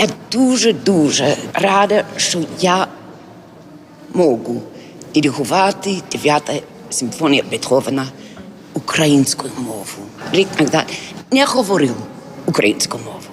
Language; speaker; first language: Ukrainian; non-native, learner; English